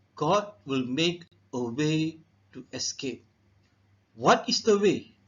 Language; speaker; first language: English; non-native, local second language; Tamil